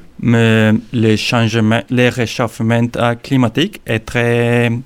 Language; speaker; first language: French; non-native, learner; Spanish